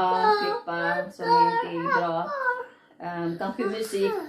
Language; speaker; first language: Swedish; non-native, learner; Filipino